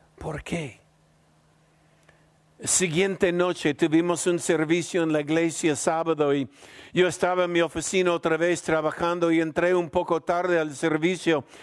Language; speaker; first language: Spanish; non-native, fluent; English